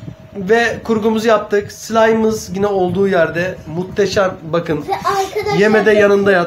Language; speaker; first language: Turkish; native; Turkish